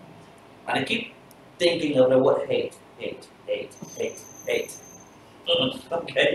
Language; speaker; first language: English; non-native, fluent; Vietnamese